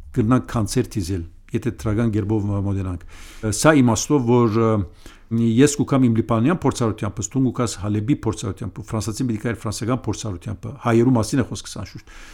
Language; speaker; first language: Armenian; early bilingual, heritage; Armenian